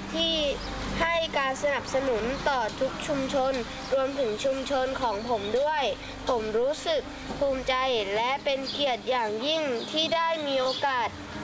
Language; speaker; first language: Thai; non-native, local second language; Shan